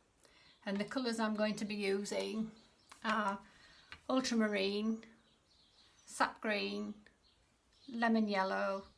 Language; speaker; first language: English; native; English